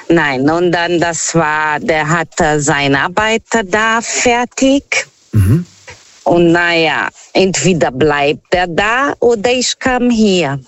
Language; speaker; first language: German; non-native, fluent; Portuguese